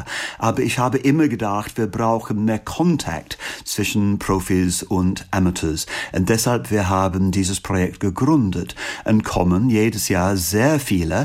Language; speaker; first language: German; non-native, fluent; English